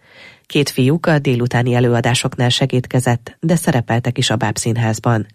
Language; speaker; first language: Hungarian; native; Hungarian